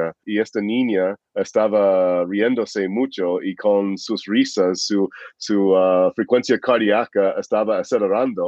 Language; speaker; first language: Spanish; non-native, fluent; English